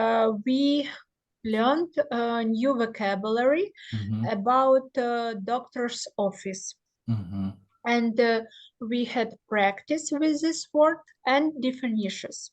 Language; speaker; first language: English; non-native, learner; Ukrainian